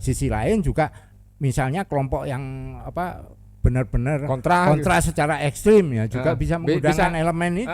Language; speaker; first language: Indonesian; non-native, local second language; Javanese